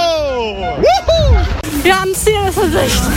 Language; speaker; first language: German; native; German